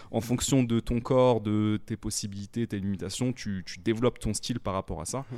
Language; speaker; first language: French; native; French